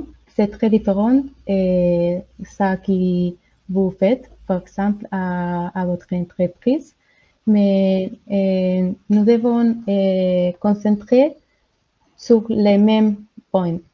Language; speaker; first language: French; non-native, learner; Spanish